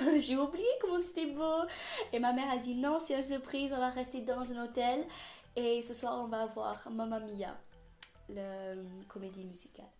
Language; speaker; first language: French; non-native, fluent; English